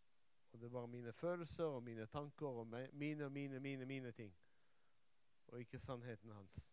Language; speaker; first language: Norwegian; non-native, fluent; Hebrew